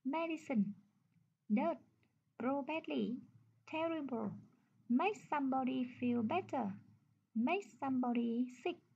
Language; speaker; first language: English; non-native, fluent; Vietnamese